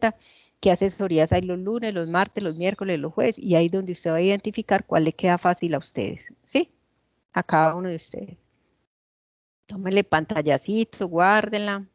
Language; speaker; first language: Spanish; native; Spanish